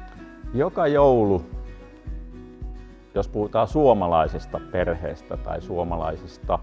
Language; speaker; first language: Finnish; native; Finnish